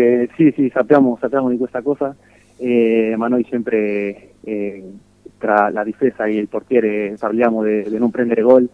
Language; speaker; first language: Italian; non-native, fluent; Spanish